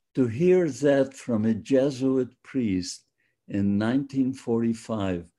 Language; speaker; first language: English; non-native, fluent; Polish